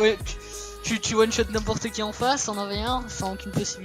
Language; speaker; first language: French; native; French